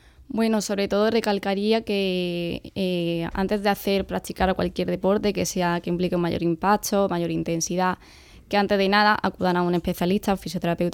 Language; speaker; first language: Spanish; native; Spanish